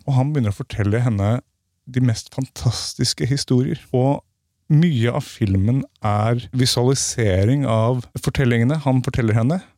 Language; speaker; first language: Norwegian; native; Norwegian